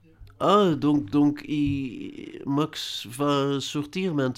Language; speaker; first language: French; non-native, learner; Dutch